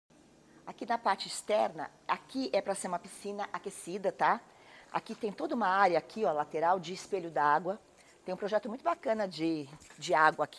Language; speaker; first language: Portuguese; native; Portuguese